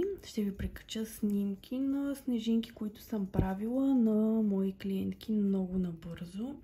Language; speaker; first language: Bulgarian; native; Bulgarian